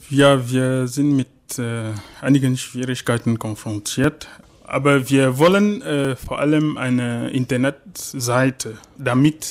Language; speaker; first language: German; non-native, fluent; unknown